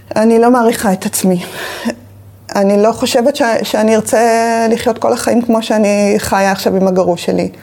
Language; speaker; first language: Hebrew; native; Hebrew